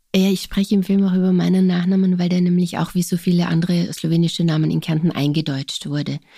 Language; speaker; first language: German; non-native, local second language; Slovenian